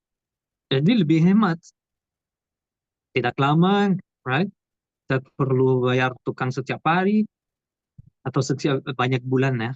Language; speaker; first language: Indonesian; non-native, learner; Portuguese